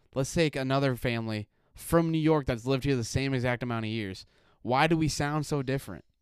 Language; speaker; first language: English; native; English